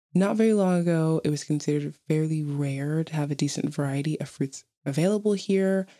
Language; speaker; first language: English; native; English